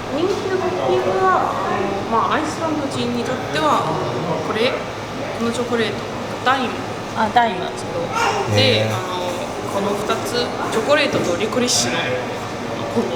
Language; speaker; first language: Japanese; non-native, fluent; Icelandic